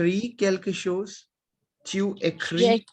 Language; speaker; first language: French; non-native, learner; Hindi